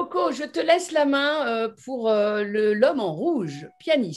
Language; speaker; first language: French; native; French